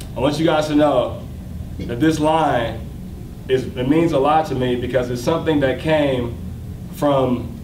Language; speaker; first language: English; native; English